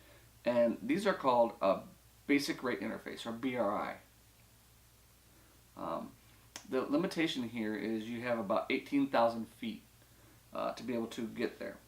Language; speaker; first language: English; native; English